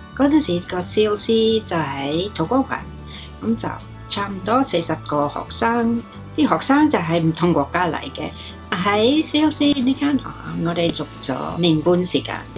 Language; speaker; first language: Cantonese; non-native, fluent; English